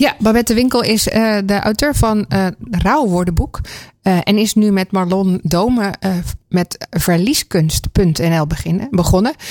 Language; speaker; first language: Dutch; native; Dutch